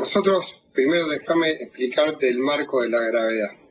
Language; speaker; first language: Spanish; native; Spanish